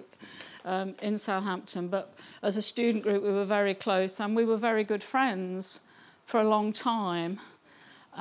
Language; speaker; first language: English; native; English